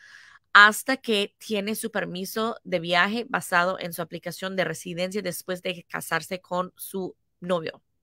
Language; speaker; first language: Spanish; non-native, fluent; English